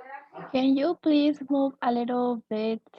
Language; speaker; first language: English; non-native, learner; Spanish